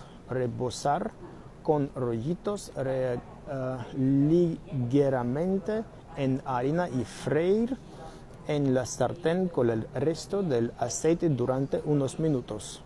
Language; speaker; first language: Spanish; non-native, learner; Russian